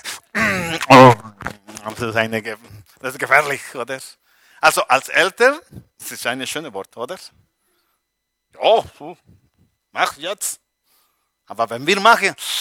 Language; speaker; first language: German; non-native, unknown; Spanish